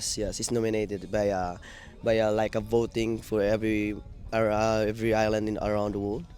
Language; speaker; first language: English; non-native, local second language; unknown